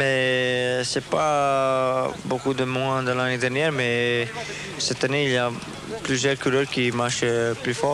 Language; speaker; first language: French; non-native, learner; Italian